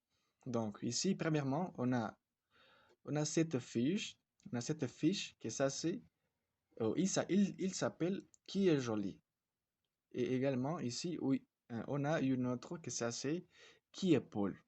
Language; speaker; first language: French; non-native, fluent; Spanish